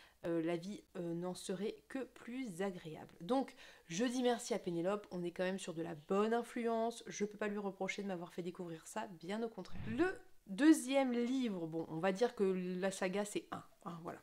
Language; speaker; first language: French; native; French